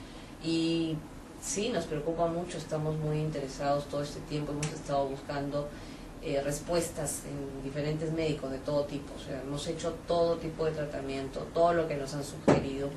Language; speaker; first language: Spanish; native; Spanish